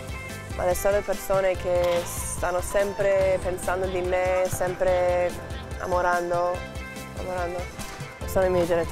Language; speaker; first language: Italian; non-native, learner; English